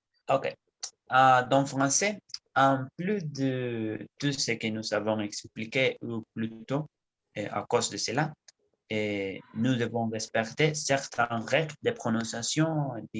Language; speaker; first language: French; non-native, learner; Spanish